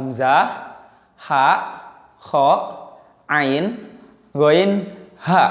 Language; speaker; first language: Indonesian; native; Indonesian